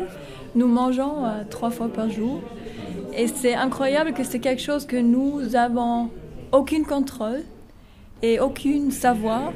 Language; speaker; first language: French; non-native, local second language; German